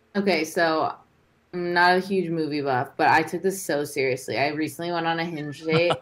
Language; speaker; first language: English; native; English